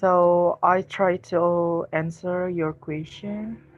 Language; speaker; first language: English; non-native, learner; Indonesian